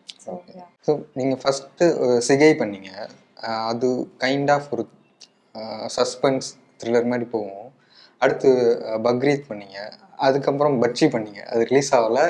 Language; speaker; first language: Tamil; native; Tamil